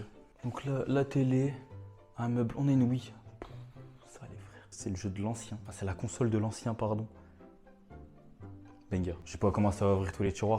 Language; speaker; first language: French; native; French